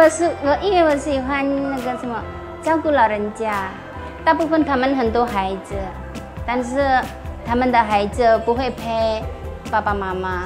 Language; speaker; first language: Chinese; non-native, learner; Indonesian